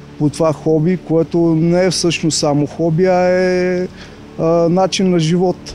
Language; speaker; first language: Bulgarian; native; Bulgarian